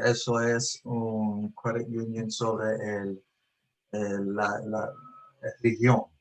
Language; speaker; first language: Spanish; early bilingual, heritage; Spanish